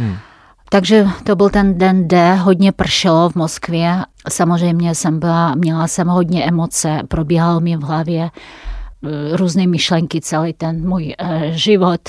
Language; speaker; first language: Czech; non-native, fluent; Russian